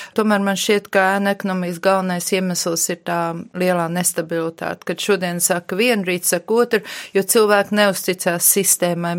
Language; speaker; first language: Latvian; native; Latvian